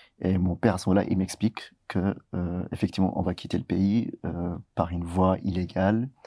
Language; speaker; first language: French; early bilingual, other home language; Tigrinya